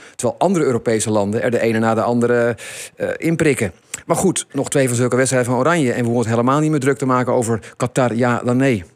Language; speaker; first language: Dutch; native; Dutch